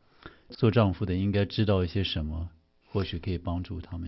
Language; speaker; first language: Chinese; native; Chinese